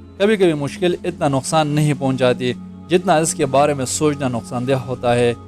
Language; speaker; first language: Urdu; non-native, local second language; Pashto